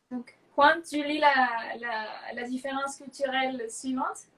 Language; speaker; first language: French; non-native, fluent; Spanish